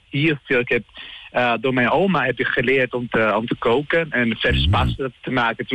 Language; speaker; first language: Dutch; non-native, learner; Italian